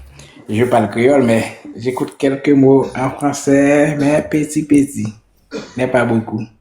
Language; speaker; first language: French; non-native, learner; Haitian Creole